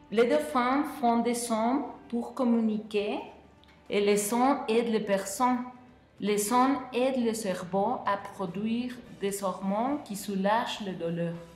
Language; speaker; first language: French; non-native, learner; Spanish